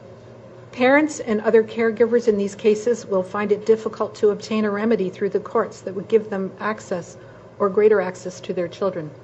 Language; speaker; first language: English; native; English